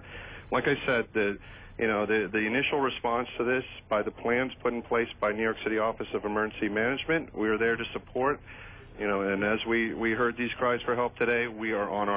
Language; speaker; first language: English; native; English